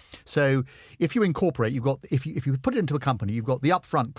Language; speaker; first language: English; native; English